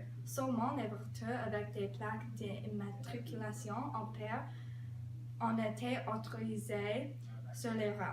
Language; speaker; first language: French; non-native, learner; English